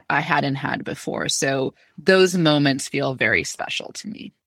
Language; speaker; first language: English; early bilingual, other home language; Amharic